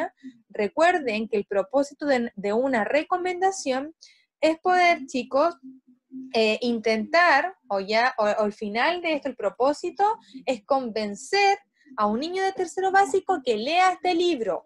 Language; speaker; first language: Spanish; native; Spanish